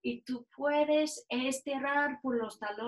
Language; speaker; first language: Spanish; non-native, learner; English